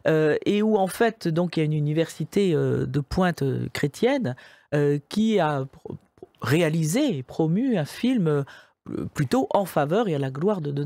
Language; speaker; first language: French; native; French